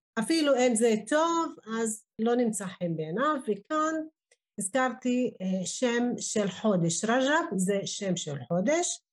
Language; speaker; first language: Hebrew; non-native, local second language; Arabic